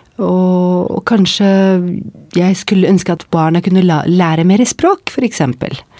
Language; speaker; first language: Norwegian; non-native, fluent; Arabic